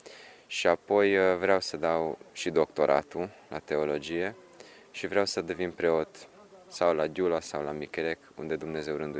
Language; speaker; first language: Romanian; early bilingual, heritage; Romanian